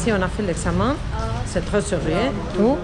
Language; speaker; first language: French; non-native, fluent; Spanish